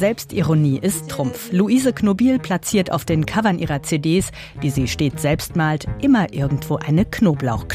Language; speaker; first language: German; native; German